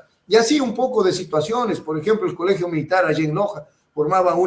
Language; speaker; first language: Spanish; native; Spanish